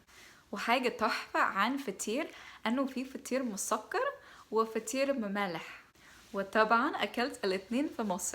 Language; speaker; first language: Arabic; non-native, fluent; English